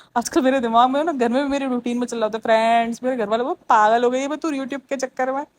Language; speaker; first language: Urdu; native; Urdu